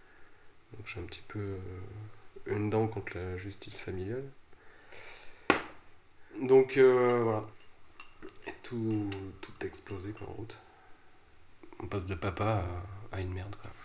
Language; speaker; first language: French; native; French